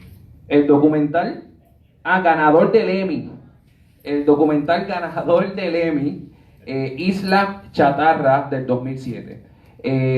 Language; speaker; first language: Spanish; native; Spanish